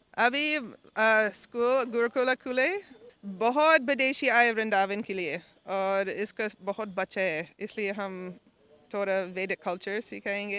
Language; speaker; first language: Hindi; non-native, learner; English